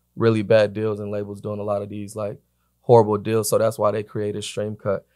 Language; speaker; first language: English; native; English